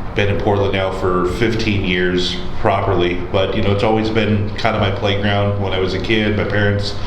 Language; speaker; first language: English; native; English